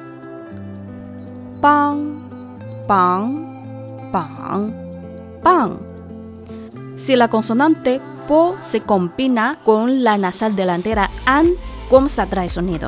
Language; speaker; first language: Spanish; non-native, fluent; Chinese